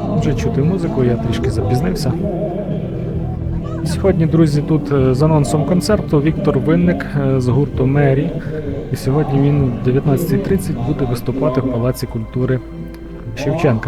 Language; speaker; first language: Ukrainian; native; Ukrainian